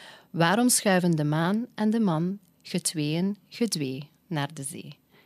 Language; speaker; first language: Dutch; non-native, local second language; English